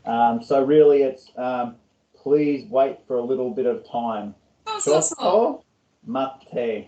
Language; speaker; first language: English; non-native, learner; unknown